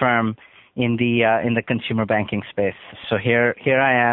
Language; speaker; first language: English; non-native, local second language; Urdu